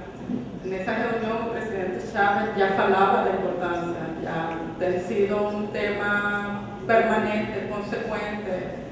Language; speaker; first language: Portuguese; non-native, fluent; Spanish